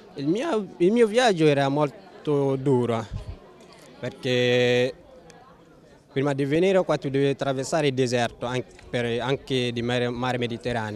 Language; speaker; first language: Italian; non-native, learner; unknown